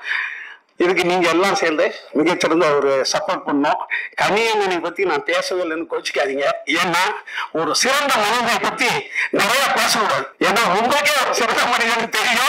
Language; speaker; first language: Tamil; native; Tamil